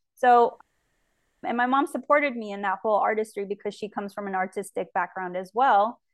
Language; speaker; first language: English; native; English